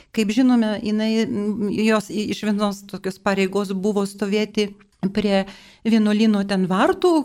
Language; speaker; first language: Lithuanian; non-native, local second language; Polish